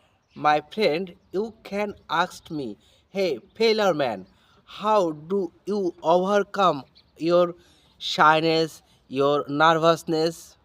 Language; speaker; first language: English; non-native, learner; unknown